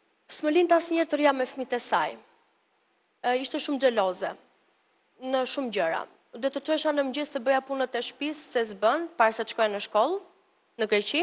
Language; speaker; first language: Albanian; early bilingual, heritage; Albanian